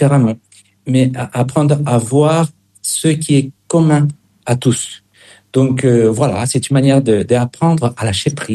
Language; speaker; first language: French; non-native, fluent; Spanish